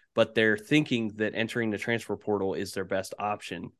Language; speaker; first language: English; native; English